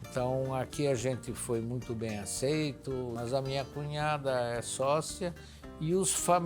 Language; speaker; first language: Portuguese; early bilingual, other home language; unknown